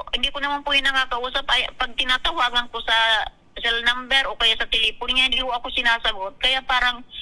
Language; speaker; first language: Filipino; native; Filipino